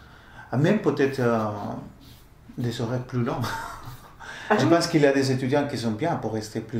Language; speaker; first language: French; non-native, fluent; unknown